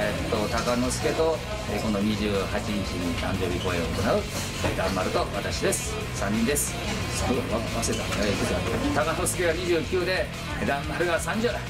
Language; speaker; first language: Japanese; native; Japanese